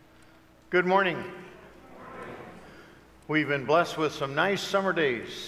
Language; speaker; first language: English; native; English